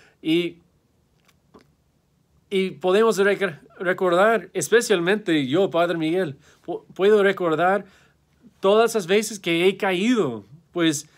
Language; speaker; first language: Spanish; non-native, fluent; English